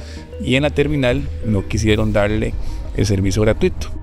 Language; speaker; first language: Spanish; native; Spanish